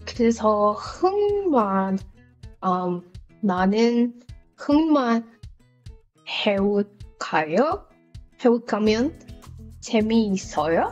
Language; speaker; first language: Korean; non-native, learner; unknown